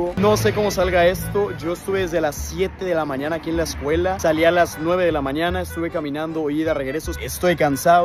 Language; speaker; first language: Spanish; native; Spanish